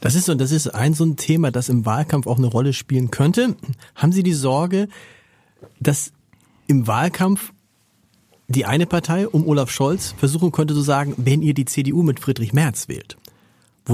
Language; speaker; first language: German; native; German